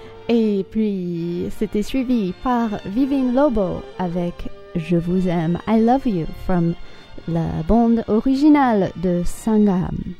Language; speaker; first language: French; non-native, fluent; English